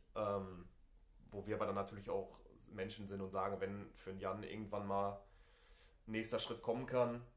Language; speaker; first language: German; native; German